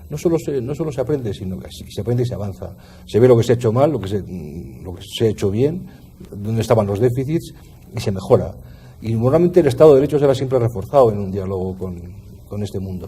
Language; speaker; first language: Spanish; native; Spanish